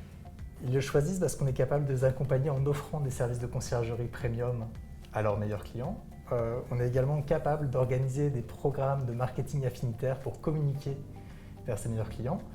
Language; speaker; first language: French; native; French